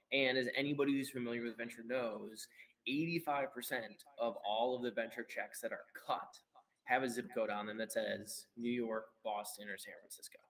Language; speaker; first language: English; native; English